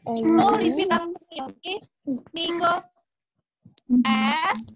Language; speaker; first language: English; non-native, learner; Indonesian